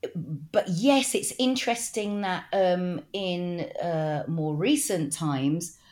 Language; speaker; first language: English; native; English